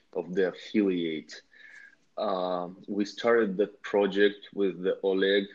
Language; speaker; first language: English; non-native, fluent; Russian